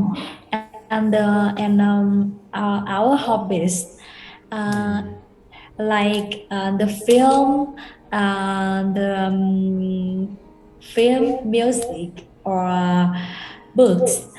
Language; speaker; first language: English; non-native, learner; Vietnamese